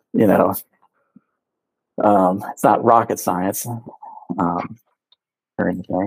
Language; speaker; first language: English; native; English